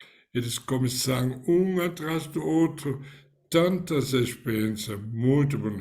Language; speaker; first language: Portuguese; non-native, fluent; German